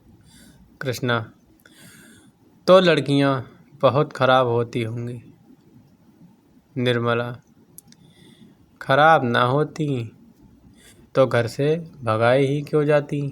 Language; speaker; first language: Hindi; native; Hindi